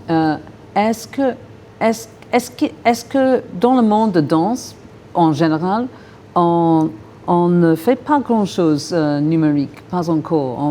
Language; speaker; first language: French; non-native, fluent; English